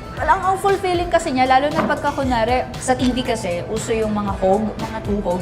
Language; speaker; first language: Filipino; native; Filipino